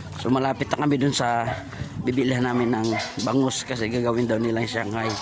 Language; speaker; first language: Filipino; native; Filipino